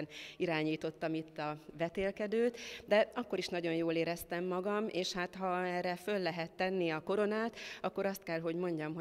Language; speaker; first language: Hungarian; native; Hungarian